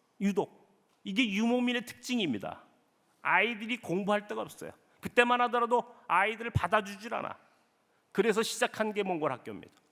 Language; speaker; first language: Korean; native; Korean